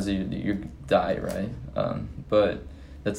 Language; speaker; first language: English; non-native, fluent; Portuguese